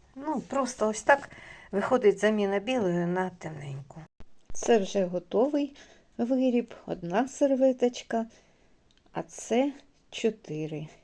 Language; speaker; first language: Ukrainian; non-native, local second language; Russian